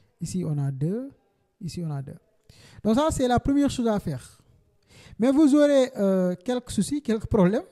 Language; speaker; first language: French; non-native, local second language; Wolof